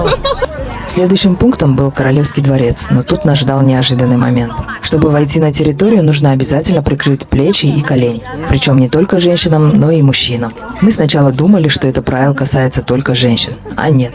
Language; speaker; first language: Russian; native; Russian